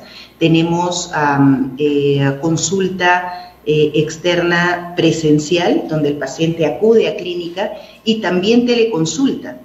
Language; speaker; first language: Spanish; native; Spanish